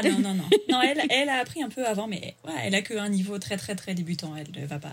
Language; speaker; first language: French; native; French